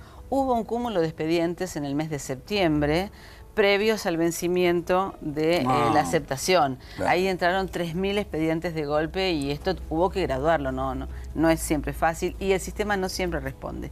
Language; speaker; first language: Spanish; native; Spanish